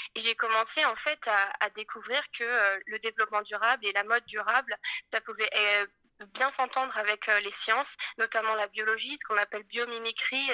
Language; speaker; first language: French; native; French